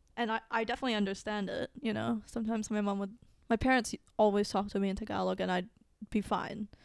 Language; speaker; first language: English; early bilingual, other home language; Filipino